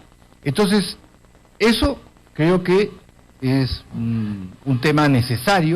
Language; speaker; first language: Spanish; native; Spanish